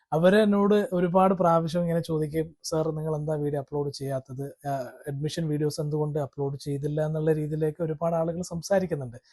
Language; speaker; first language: Malayalam; non-native, fluent; Kannada